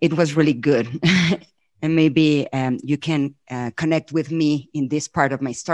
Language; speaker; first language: English; non-native, fluent; Spanish